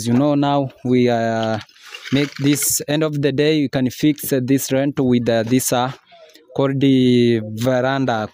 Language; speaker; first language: English; non-native, learner; Swahili